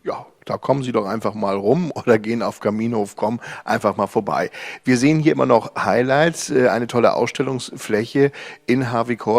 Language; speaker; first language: German; native; German